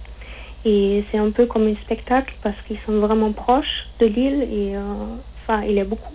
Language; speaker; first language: French; non-native, fluent; German